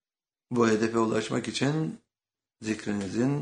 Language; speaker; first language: Turkish; native; Turkish